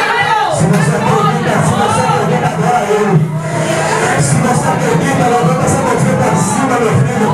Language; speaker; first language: Portuguese; native; Portuguese